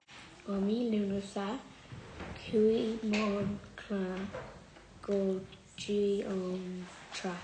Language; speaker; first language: Irish; non-native, local second language; English